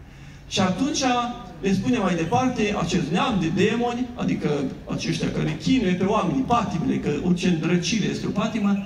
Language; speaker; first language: Romanian; native; Romanian